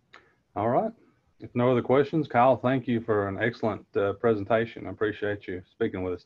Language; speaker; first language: English; native; English